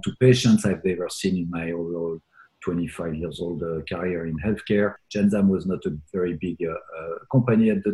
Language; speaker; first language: English; non-native, fluent; French